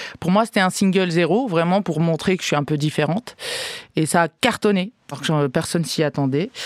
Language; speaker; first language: French; non-native, local second language; Arabic